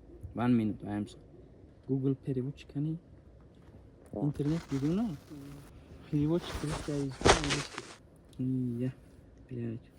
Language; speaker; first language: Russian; non-native, local second language; Tajik